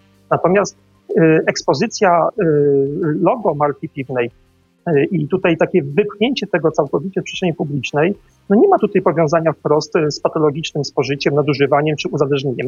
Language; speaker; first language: Polish; native; Polish